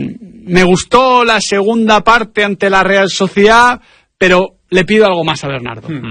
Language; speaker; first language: Spanish; native; Spanish